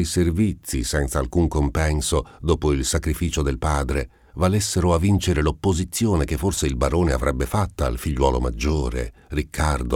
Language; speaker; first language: Italian; native; Italian